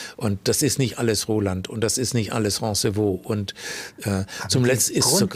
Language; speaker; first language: German; native; German